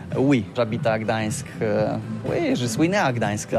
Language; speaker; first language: French; non-native, learner; Polish